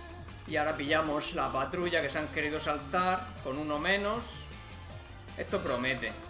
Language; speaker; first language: Spanish; native; Spanish